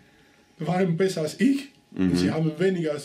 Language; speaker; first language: German; non-native, learner; Spanish